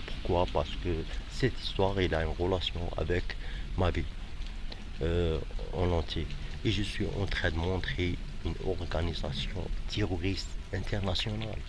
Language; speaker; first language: French; non-native, fluent; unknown